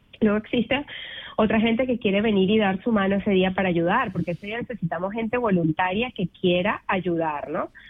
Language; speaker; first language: Spanish; native; Spanish